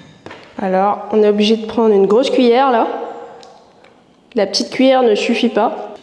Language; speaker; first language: French; native; French